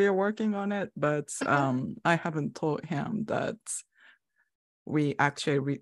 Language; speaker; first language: English; non-native, fluent; Japanese